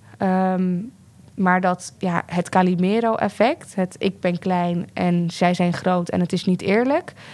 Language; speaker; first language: Dutch; native; Dutch